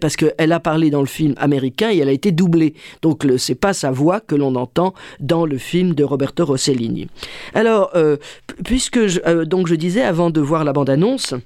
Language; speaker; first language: French; native; French